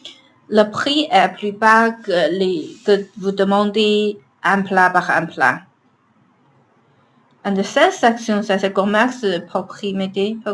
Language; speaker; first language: French; non-native, learner; Chinese